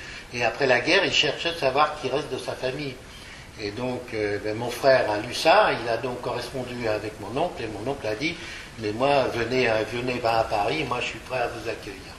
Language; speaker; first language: French; early bilingual, other home language; Polish